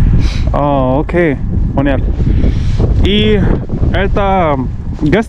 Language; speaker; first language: Russian; non-native, learner; Hindi